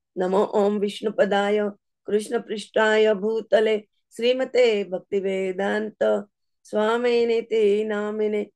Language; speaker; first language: Hindi; non-native, local second language; Marathi